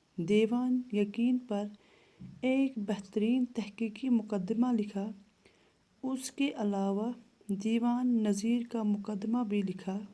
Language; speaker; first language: Urdu; non-native, local second language; Kashmiri